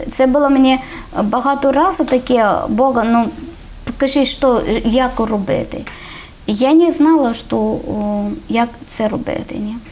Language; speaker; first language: Ukrainian; non-native, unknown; Malayalam